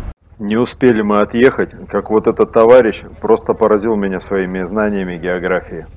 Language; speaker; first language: Russian; native; Russian